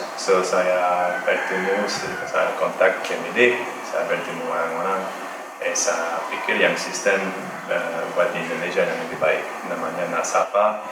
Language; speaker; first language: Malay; non-native, learner; Dutch